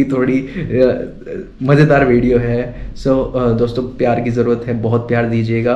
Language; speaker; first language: Hindi; native; Hindi